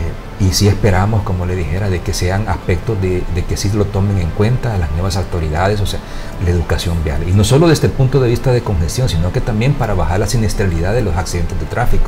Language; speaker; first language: Spanish; native; Spanish